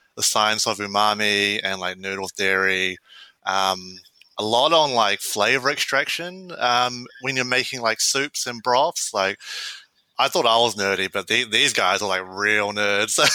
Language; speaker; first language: English; native; English